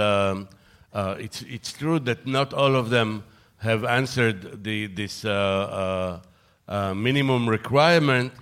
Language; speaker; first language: English; non-native, fluent; Hebrew